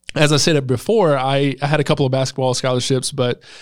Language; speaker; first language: English; native; English